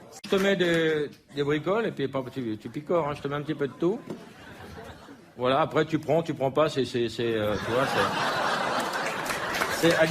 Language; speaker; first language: French; native; French